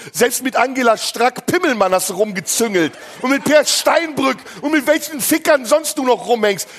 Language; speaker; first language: German; early bilingual, other home language; Turkish